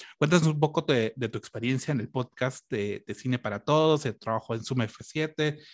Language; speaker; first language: Spanish; native; Spanish